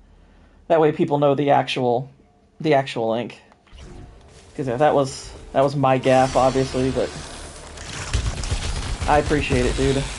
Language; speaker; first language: English; native; English